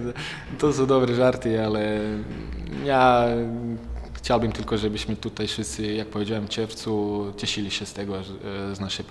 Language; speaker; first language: Polish; non-native, fluent; Croatian